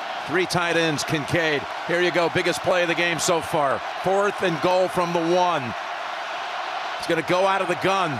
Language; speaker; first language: English; native; English